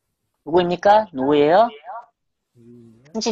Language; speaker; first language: Korean; non-native, fluent; Mongolian